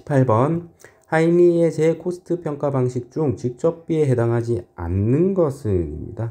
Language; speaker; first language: Korean; native; Korean